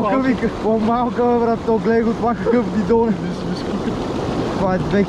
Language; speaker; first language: Bulgarian; native; Bulgarian